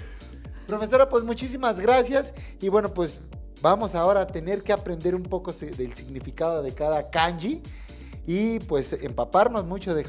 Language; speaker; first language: Spanish; native; Spanish